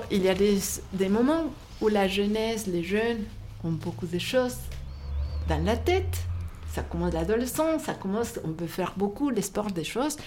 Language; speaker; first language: French; non-native, fluent; Spanish